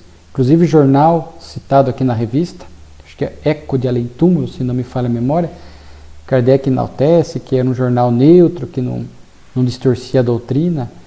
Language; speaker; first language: Portuguese; native; Portuguese